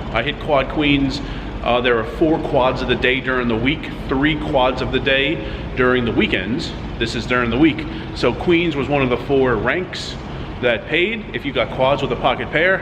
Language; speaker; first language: English; native; English